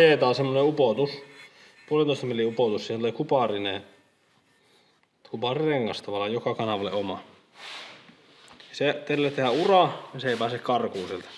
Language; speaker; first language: Finnish; native; Finnish